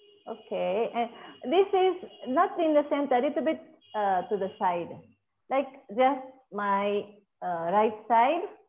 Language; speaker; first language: English; non-native, fluent; Japanese